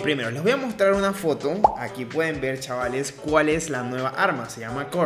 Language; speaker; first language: Spanish; native; Spanish